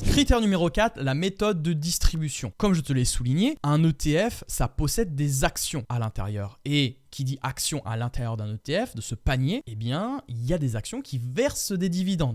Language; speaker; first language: French; native; French